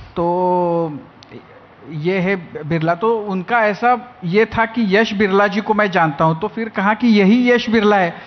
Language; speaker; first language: Hindi; non-native, local second language; Marathi